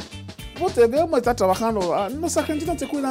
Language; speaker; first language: Spanish; non-native, fluent; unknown